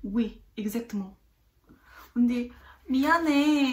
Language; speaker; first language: French; non-native, learner; Korean